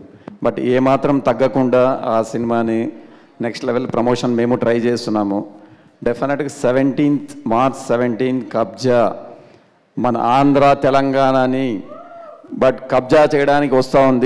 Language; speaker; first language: Telugu; native; Telugu